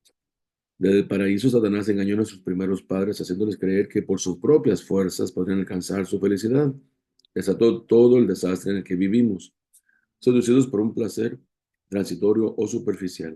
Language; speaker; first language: Spanish; native; Spanish